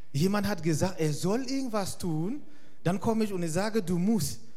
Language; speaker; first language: German; non-native, fluent; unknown